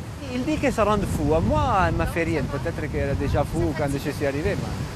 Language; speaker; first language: French; non-native, fluent; Italian